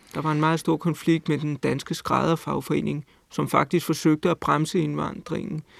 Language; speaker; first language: Danish; native; Danish